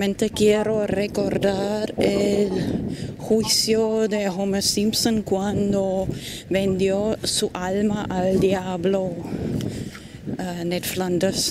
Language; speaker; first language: Spanish; non-native, fluent; German